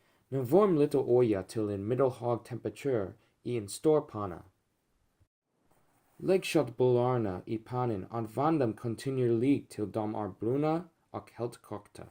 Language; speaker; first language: Swedish; non-native, learner; English